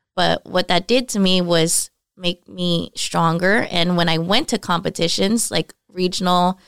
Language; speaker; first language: English; early bilingual, other home language; Filipino